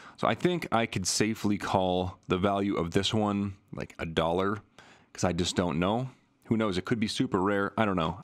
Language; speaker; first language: English; native; English